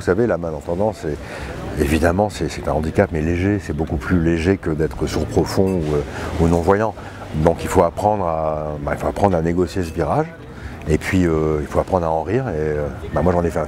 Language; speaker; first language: French; native; French